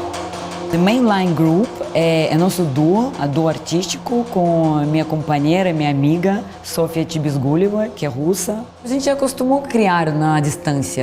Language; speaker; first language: Portuguese; non-native, fluent; Russian